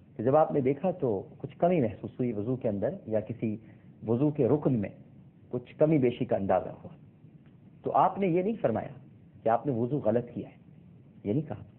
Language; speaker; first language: Urdu; native; Urdu